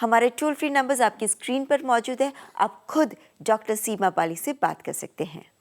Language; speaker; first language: Hindi; native; Hindi